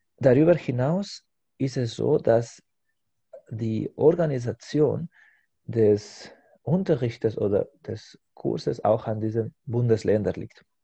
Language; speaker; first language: German; non-native, fluent; Spanish